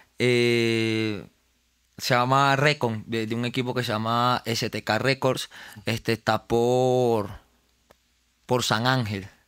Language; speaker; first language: Spanish; native; Spanish